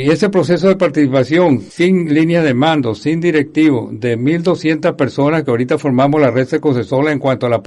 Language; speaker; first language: Spanish; native; Spanish